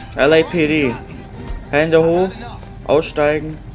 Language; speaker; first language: German; native; German